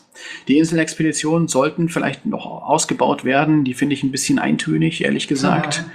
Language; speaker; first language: German; native; German